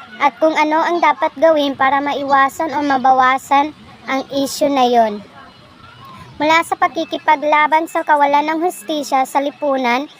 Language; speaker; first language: Filipino; non-native, local second language; Maguindanaon